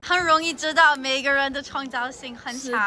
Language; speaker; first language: Chinese; non-native, fluent; English